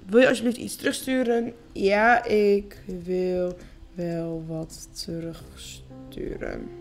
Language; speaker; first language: Dutch; native; Dutch